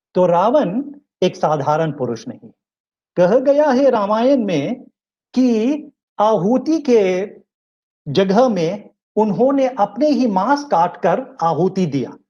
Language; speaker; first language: Hindi; early bilingual, heritage; English